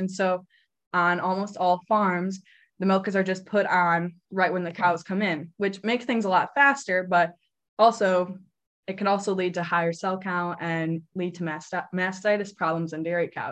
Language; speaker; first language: English; native; English